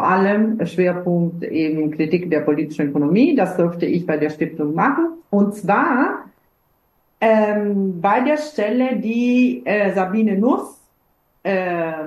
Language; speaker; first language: German; non-native, fluent; Italian